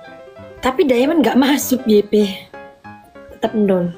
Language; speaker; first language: Indonesian; native; Indonesian